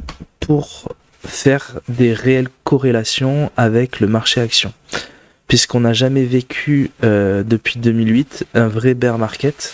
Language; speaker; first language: French; native; French